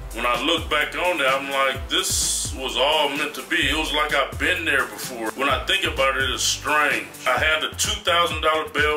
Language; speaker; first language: English; native; English